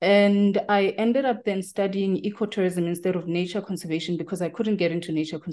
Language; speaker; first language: English; non-native, local second language; Tsonga